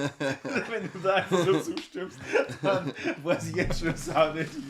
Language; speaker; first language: German; native; German